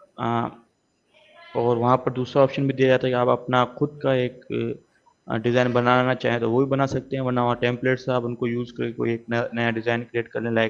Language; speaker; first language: Urdu; non-native, local second language; Sindhi